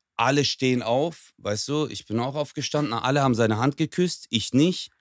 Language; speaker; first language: German; early bilingual, other home language; Turkish